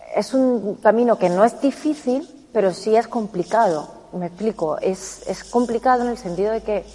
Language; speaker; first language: Spanish; native; Spanish